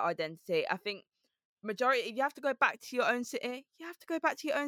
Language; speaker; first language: English; native; English